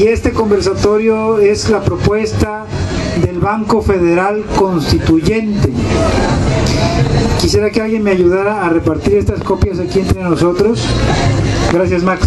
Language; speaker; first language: Spanish; native; Spanish